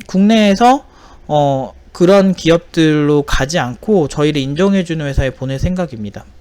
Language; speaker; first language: Korean; native; Korean